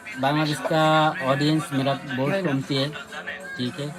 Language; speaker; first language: Hindi; non-native, learner; Bangla